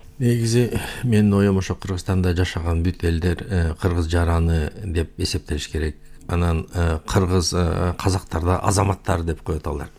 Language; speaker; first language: Kyrgyz; non-native, local second language; Uyghur